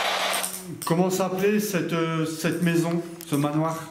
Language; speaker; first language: French; native; French